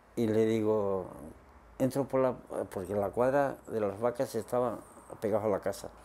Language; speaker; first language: Spanish; native; Spanish